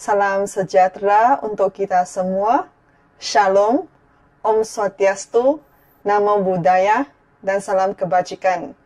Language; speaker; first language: Indonesian; non-native, fluent; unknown